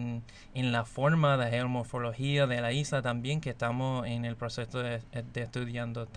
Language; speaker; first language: Spanish; non-native, fluent; English